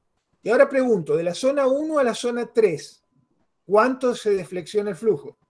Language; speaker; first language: Spanish; native; Spanish